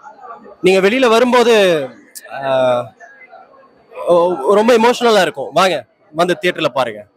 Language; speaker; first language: Tamil; native; Tamil